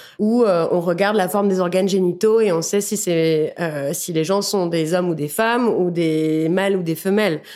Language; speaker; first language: French; native; French